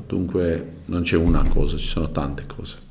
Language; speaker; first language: Italian; non-native, learner; Croatian